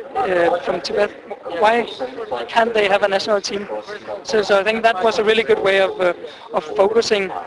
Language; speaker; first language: English; non-native, fluent; Danish